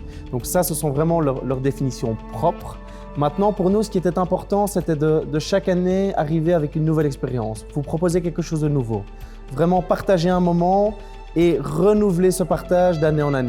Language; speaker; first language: French; native; French